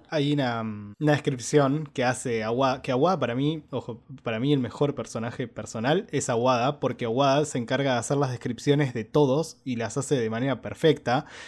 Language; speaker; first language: Spanish; native; Spanish